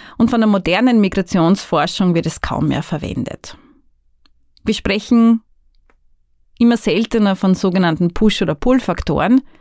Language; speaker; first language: German; native; German